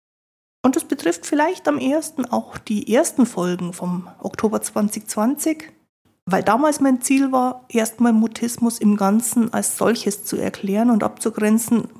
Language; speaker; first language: German; native; German